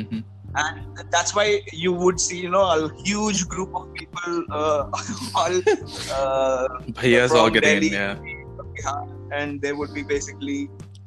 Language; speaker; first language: English; non-native, local second language; Telugu